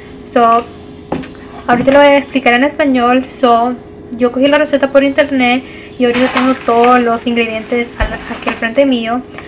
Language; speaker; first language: Spanish; early bilingual, heritage; Spanish